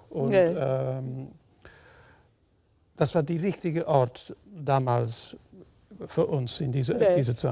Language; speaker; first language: German; non-native, fluent; English